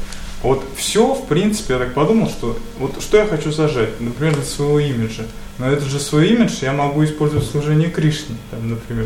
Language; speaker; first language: Russian; native; Russian